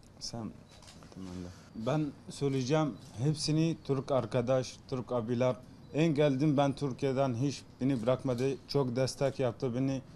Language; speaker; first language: Turkish; non-native, learner; Arabic